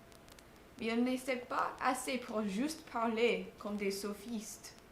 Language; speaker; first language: French; non-native, fluent; English